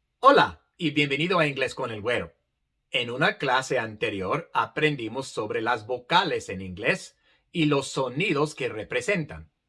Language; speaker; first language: Spanish; non-native, fluent; English